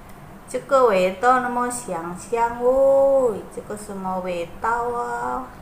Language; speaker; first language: Chinese; non-native, learner; Indonesian